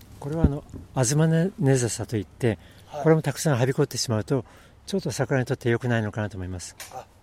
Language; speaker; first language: Japanese; native; Japanese